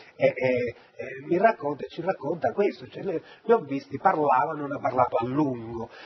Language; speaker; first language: Italian; native; Italian